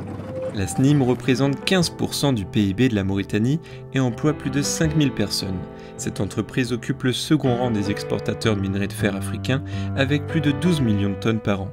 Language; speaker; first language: French; native; French